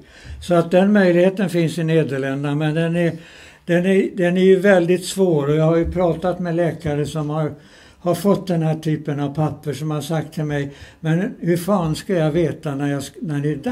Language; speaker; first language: Swedish; native; Swedish